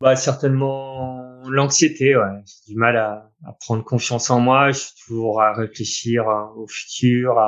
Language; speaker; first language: French; native; French